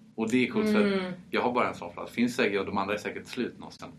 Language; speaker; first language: Swedish; early bilingual, heritage; Swedish